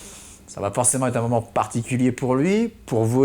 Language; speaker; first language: French; native; French